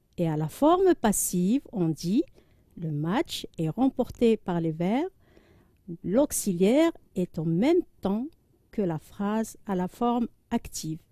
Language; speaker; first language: French; non-native, local second language; Arabic